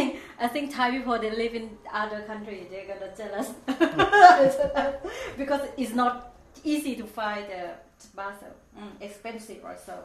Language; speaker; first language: English; non-native, learner; Thai